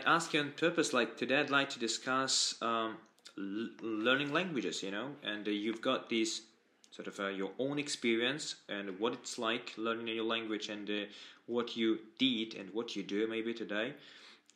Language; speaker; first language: English; non-native, fluent; Russian